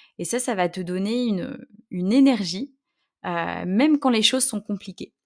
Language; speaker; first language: French; native; French